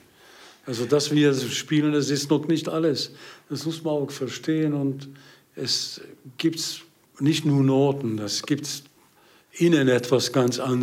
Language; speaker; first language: German; non-native, learner; Hungarian